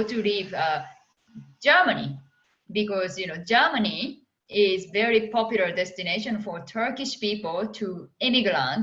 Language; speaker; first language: English; non-native, fluent; Japanese